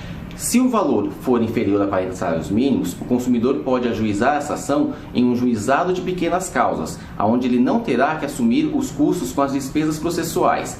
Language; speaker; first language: Portuguese; native; Portuguese